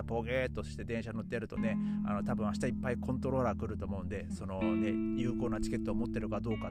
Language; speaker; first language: Japanese; native; Japanese